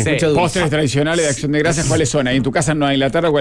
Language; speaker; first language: Spanish; native; Spanish